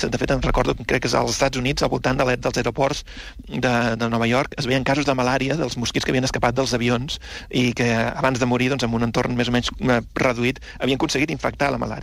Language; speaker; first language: Catalan; native; Catalan